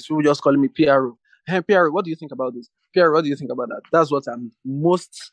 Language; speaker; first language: English; non-native, local second language; Yoruba